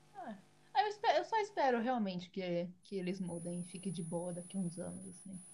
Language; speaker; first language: Portuguese; native; Portuguese